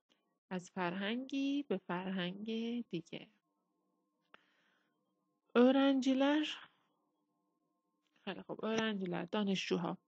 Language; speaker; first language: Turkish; non-native, fluent; Persian